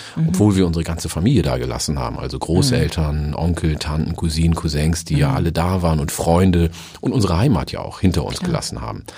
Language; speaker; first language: German; early bilingual, other home language; Oromo